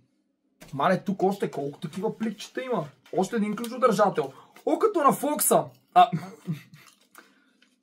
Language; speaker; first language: Bulgarian; native; Bulgarian